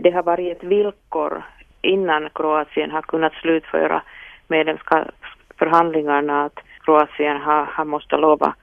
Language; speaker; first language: Swedish; non-native, local second language; Finnish